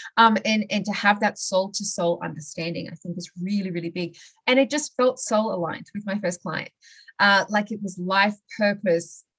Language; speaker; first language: English; native; English